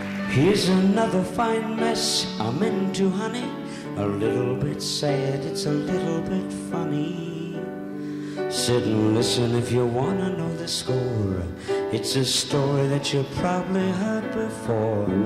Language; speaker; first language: English; native; English